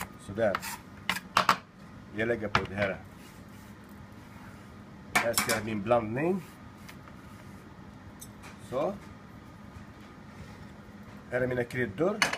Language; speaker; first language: Swedish; non-native, learner; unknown